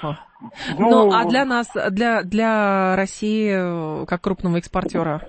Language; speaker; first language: Russian; native; Russian